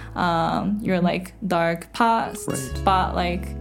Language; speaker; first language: English; non-native, fluent; Japanese